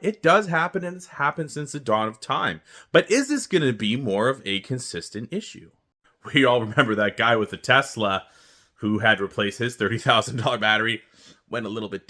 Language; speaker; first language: English; native; English